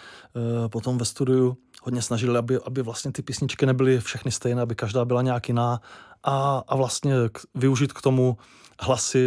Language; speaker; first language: Czech; native; Czech